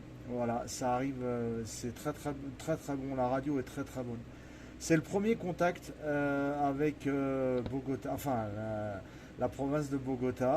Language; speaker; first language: French; native; French